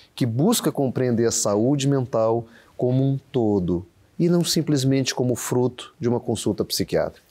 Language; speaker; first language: Portuguese; native; Portuguese